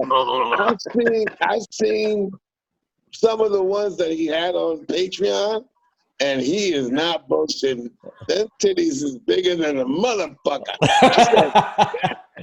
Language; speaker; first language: English; native; English